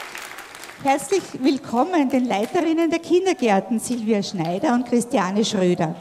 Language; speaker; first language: German; native; German